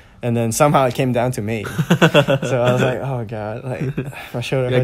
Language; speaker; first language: English; non-native, local second language; Cantonese